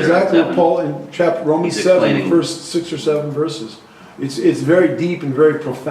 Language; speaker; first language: English; native; English